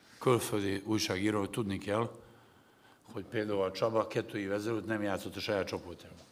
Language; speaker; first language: Hungarian; non-native, fluent; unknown